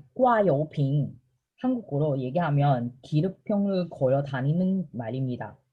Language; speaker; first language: Korean; non-native, fluent; Chinese